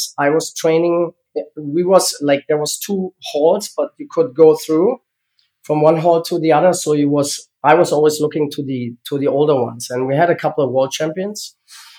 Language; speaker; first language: English; non-native, learner; German